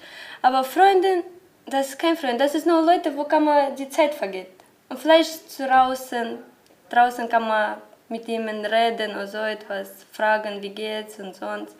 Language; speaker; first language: German; non-native, learner; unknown